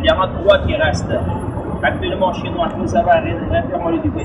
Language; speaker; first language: French; non-native, fluent; Uzbek